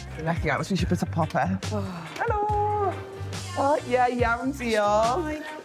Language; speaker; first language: Welsh; non-native, learner; English